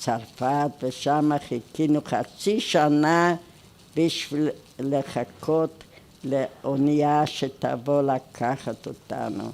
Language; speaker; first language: Hebrew; non-native, fluent; Hungarian